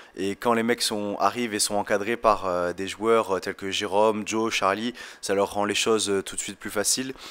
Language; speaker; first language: French; native; French